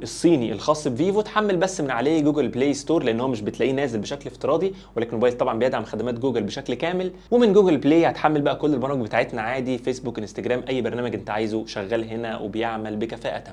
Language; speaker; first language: Arabic; native; Arabic